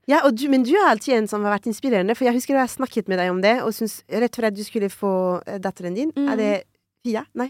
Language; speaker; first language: Norwegian; non-native, fluent; French